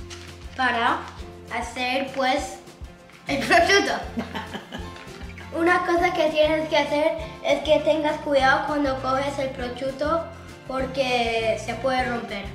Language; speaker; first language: Spanish; early bilingual, other home language; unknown